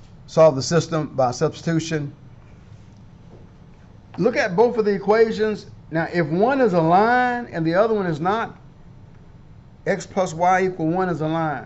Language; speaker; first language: English; native; English